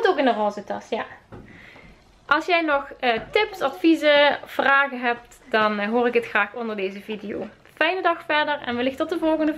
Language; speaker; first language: Dutch; native; Dutch